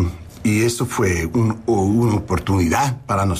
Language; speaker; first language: Spanish; non-native, learner; English